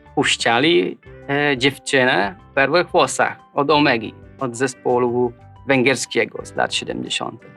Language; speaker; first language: Polish; non-native, fluent; Hungarian